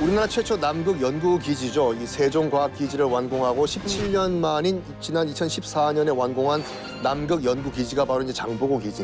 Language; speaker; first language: Korean; native; Korean